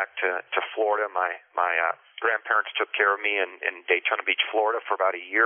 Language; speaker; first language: English; early bilingual, other home language; Spanish